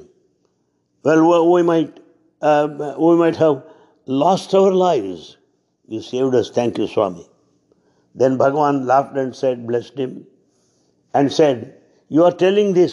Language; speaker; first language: English; non-native, local second language; Telugu